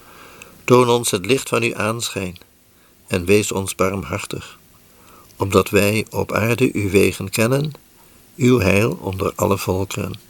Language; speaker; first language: Dutch; native; Dutch